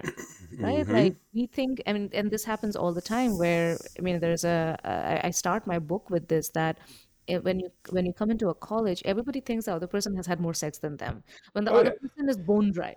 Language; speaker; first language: English; non-native, local second language; Bangla